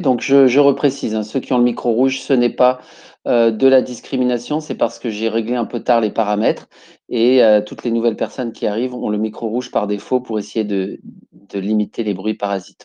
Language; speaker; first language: French; native; French